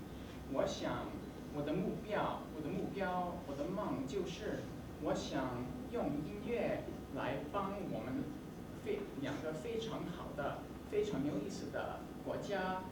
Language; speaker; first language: Chinese; non-native, learner; English